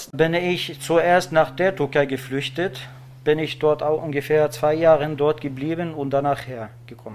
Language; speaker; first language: German; non-native, learner; Arabic